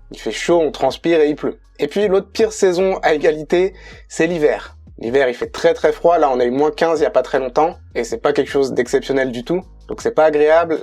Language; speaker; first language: French; native; French